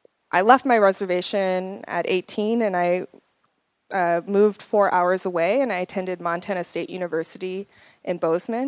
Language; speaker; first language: English; native; English